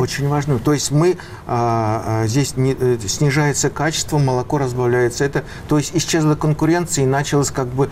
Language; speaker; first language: Russian; native; Russian